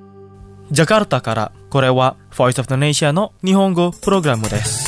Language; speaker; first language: Japanese; non-native, fluent; Indonesian